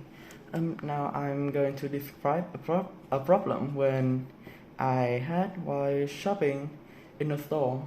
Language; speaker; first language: English; non-native, learner; Vietnamese